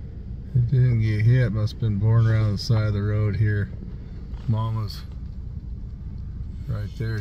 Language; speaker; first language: English; native; English